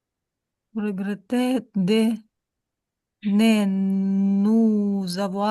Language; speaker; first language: French; non-native, learner; Ukrainian